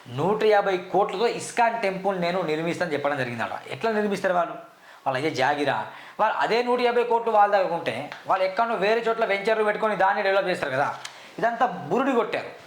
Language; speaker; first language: Telugu; native; Telugu